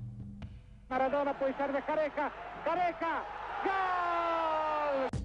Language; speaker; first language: Italian; native; Italian